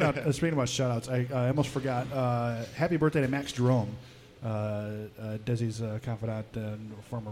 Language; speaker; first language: English; native; English